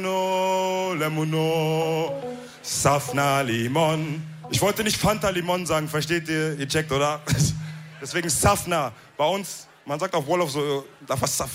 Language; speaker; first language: German; early bilingual, other home language; Wolof